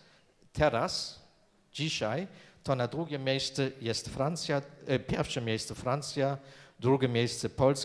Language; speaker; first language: Polish; non-native, fluent; German